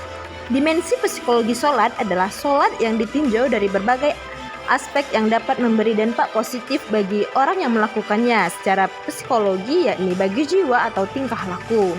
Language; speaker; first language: Indonesian; native; Indonesian